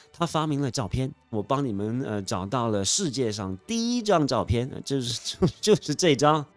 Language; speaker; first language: Chinese; non-native, fluent; French